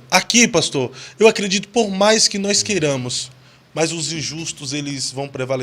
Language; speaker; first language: Portuguese; native; Portuguese